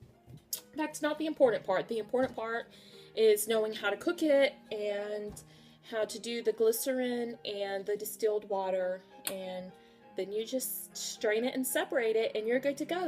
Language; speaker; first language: English; native; English